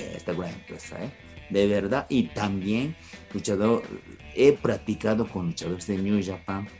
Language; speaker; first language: Spanish; non-native, fluent; Japanese